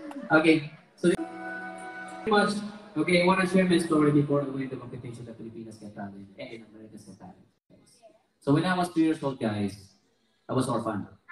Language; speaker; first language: English; non-native, local second language; Filipino